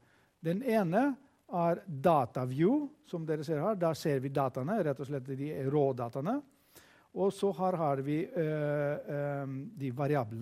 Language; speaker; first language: Norwegian; non-native, fluent; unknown